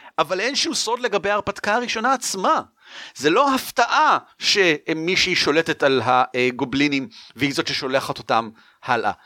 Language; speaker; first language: Hebrew; native; Hebrew